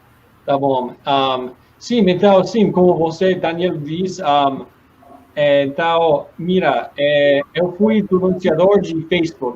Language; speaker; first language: Portuguese; non-native, learner; Spanish